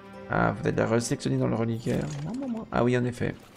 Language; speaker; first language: French; native; French